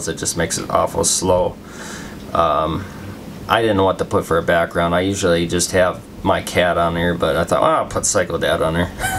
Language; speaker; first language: English; native; English